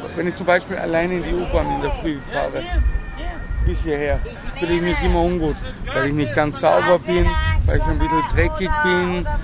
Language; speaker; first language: German; native; German